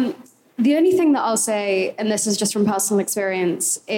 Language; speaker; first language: English; native; English